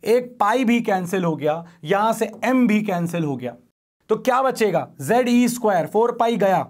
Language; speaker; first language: Hindi; native; Hindi